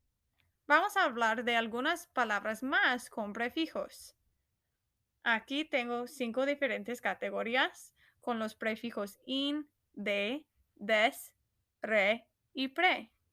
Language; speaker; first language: Spanish; non-native, fluent; English